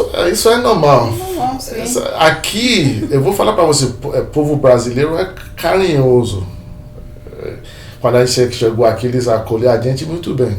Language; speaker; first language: Portuguese; non-native, fluent; Yoruba